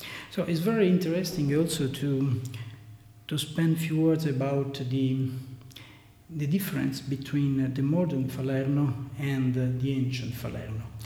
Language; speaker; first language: English; non-native, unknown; Italian